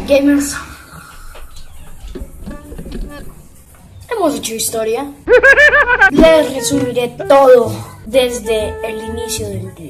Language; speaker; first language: Spanish; native; Spanish